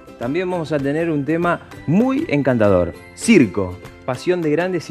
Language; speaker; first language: Spanish; native; Spanish